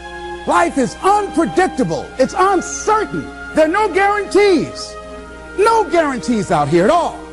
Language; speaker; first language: English; native; English